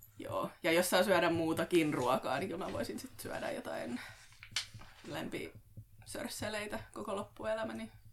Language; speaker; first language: Finnish; native; Finnish